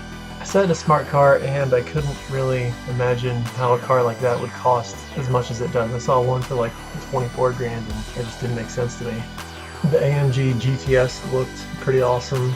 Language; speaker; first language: English; native; English